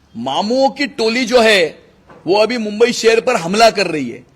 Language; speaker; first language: Hindi; non-native, local second language; Marathi